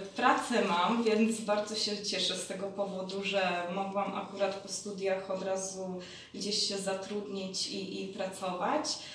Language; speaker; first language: Polish; early bilingual, heritage; Polish